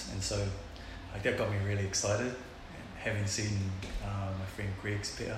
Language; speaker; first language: English; non-native, local second language; Tongan